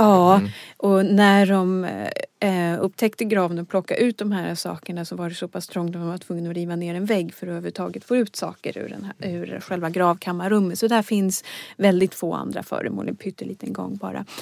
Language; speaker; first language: Swedish; native; Swedish